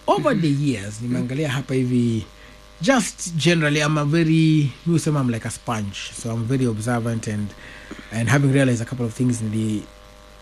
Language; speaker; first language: English; non-native, local second language; Luo (Kenya and Tanzania)